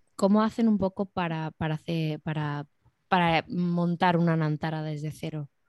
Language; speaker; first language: Spanish; native; Spanish